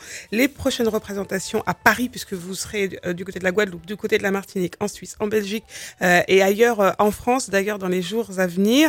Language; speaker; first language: French; native; French